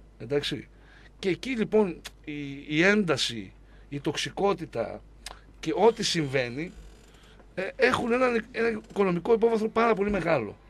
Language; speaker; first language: Greek; native; Greek